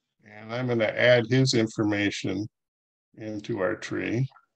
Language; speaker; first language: English; native; English